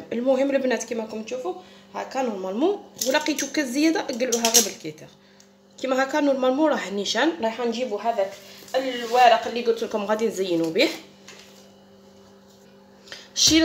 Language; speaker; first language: Arabic; native; Arabic